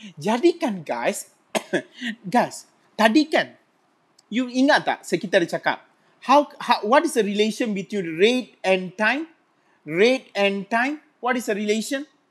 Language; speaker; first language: English; non-native, local second language; Malay